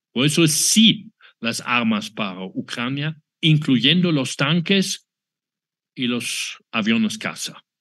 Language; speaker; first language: Spanish; non-native, fluent; German